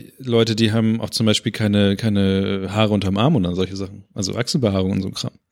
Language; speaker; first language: German; native; German